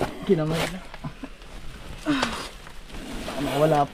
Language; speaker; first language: Filipino; native; Filipino